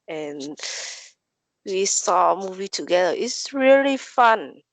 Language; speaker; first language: English; non-native, learner; Vietnamese